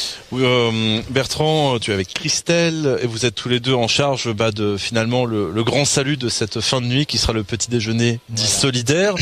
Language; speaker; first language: French; native; French